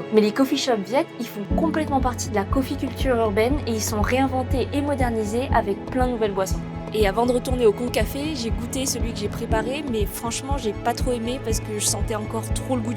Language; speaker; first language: French; native; French